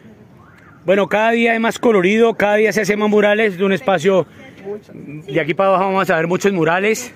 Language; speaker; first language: Spanish; native; Spanish